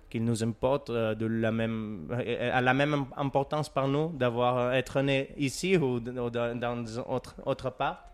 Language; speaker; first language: French; non-native, learner; Catalan